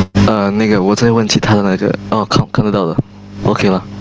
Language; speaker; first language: Chinese; non-native, learner; Indonesian